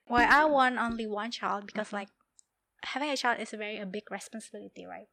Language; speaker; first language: English; non-native, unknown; Indonesian